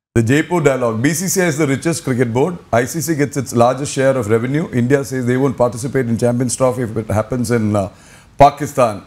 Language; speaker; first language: English; non-native, local second language; Malayalam